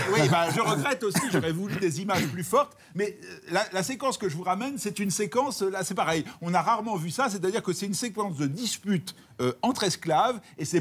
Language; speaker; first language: French; native; French